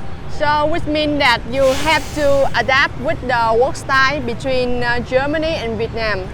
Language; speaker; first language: English; non-native, fluent; Vietnamese